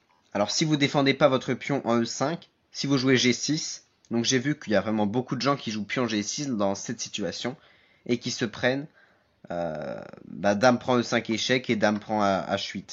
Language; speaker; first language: French; native; French